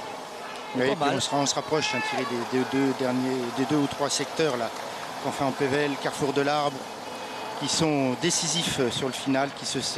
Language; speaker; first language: French; native; French